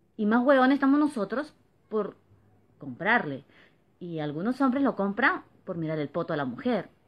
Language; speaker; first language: Spanish; native; Spanish